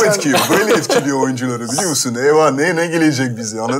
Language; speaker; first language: Turkish; non-native, fluent; French